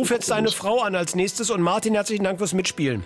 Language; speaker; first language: German; native; German